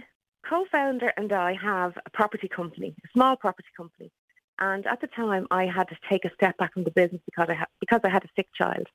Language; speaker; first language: English; native; English